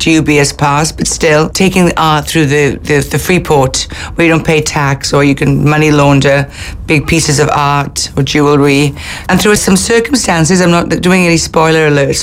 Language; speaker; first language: English; native; English